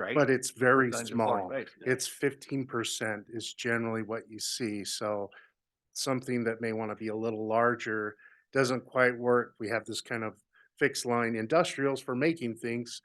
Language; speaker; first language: English; native; English